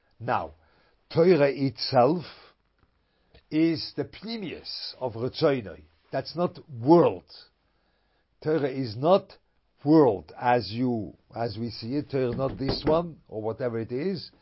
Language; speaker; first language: English; non-native, fluent; German